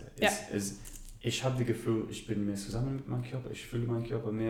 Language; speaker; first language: German; non-native, learner; English